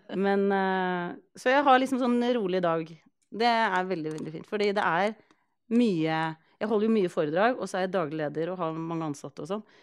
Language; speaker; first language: Norwegian; early bilingual, other home language; Icelandic